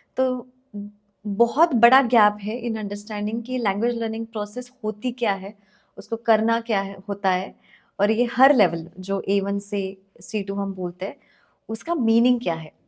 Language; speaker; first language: Hindi; non-native, local second language; Marathi